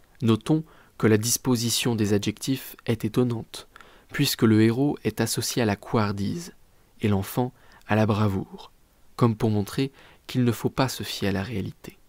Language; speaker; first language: French; native; French